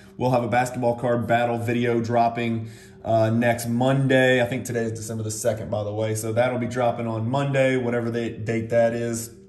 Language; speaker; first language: English; native; English